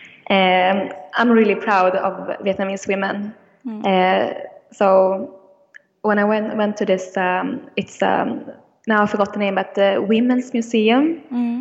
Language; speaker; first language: English; non-native, fluent; Swedish